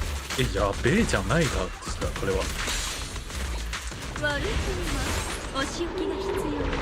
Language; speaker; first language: Japanese; non-native, learner; English